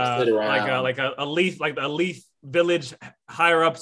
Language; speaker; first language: English; native; English